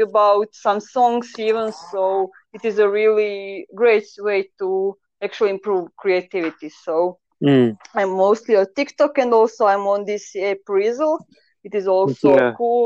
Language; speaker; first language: English; non-native, fluent; Croatian